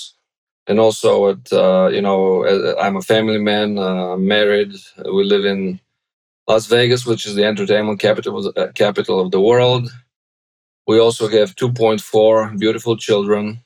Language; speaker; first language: English; non-native, fluent; Bulgarian